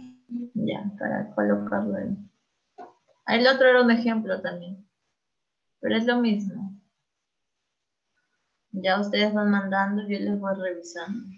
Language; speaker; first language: Spanish; native; Spanish